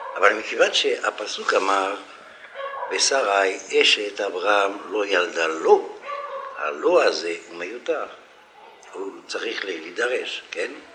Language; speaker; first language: Hebrew; non-native, fluent; French